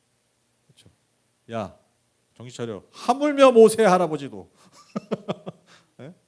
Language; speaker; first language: Korean; native; Korean